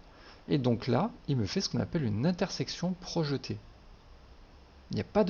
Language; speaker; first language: French; native; French